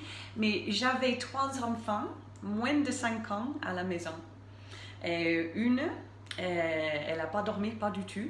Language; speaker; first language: French; non-native, fluent; English